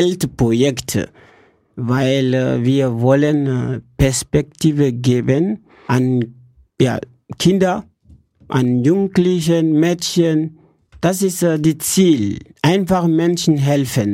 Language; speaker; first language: German; non-native, learner; French